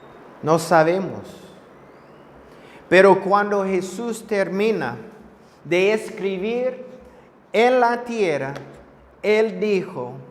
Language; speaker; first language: Spanish; non-native, fluent; English